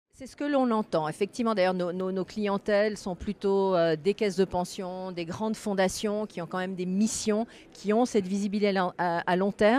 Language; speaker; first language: French; native; French